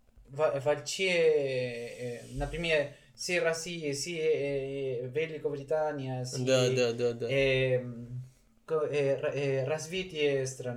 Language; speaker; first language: Russian; non-native, learner; Spanish